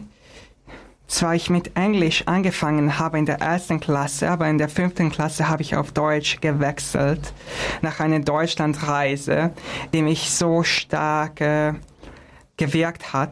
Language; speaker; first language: German; non-native, fluent; Hungarian